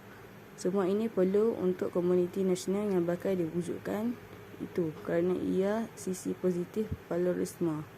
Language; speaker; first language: Malay; native; Malay